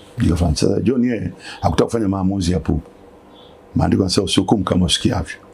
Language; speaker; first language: Swahili; native; Swahili